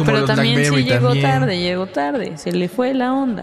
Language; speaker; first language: Spanish; native; Spanish